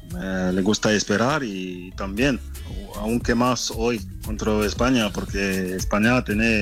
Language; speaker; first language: Spanish; non-native, learner; French